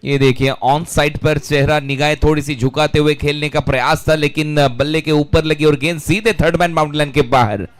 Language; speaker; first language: Hindi; non-native, local second language; Marathi